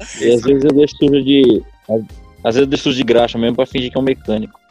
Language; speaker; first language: Portuguese; native; Portuguese